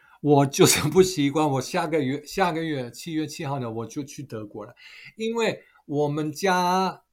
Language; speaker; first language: Chinese; non-native, fluent; German